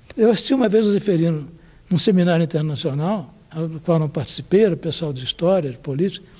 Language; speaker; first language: Portuguese; native; Portuguese